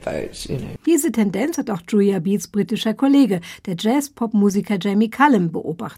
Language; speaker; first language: German; native; German